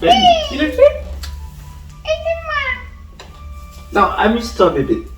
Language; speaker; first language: French; native; French